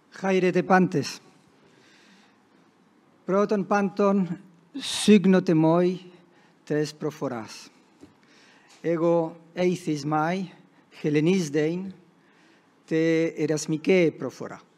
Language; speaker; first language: Greek; non-native, fluent; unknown